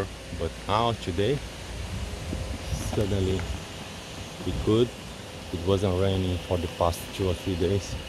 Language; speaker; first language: English; non-native, fluent; Portuguese